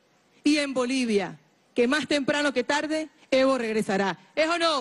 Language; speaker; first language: Spanish; native; Spanish